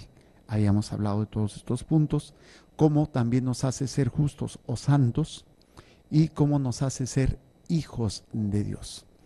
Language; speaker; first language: Spanish; native; Spanish